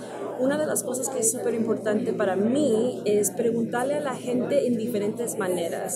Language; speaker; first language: Spanish; early bilingual, heritage; Spanish